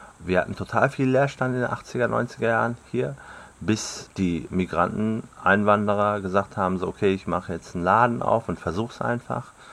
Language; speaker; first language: German; native; German